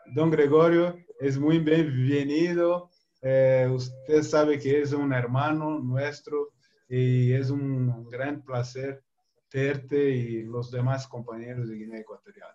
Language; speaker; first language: Spanish; non-native, fluent; Portuguese